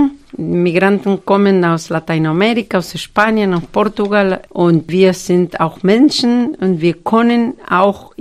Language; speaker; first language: German; non-native, fluent; Spanish